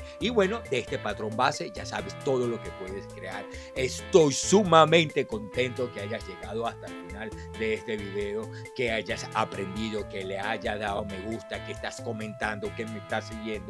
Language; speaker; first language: Spanish; native; Spanish